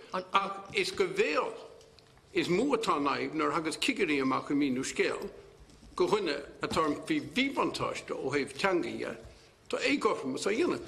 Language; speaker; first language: Irish; native; Irish